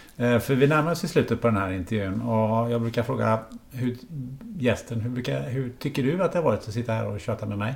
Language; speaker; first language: Swedish; native; Swedish